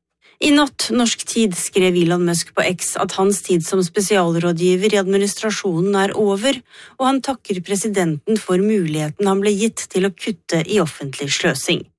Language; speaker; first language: Norwegian; native; Norwegian